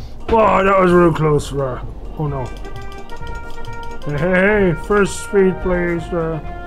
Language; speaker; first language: English; non-native, learner; German